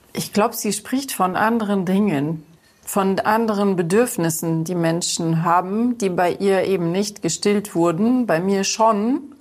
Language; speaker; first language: German; early bilingual, other home language; Greek